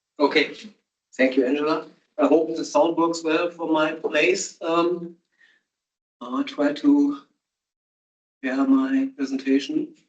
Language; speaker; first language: English; non-native, fluent; German